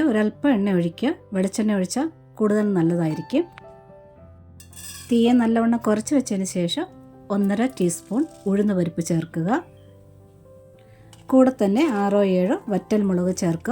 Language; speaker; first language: Malayalam; native; Malayalam